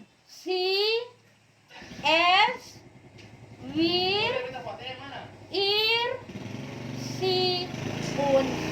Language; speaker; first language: German; non-native, learner; Indonesian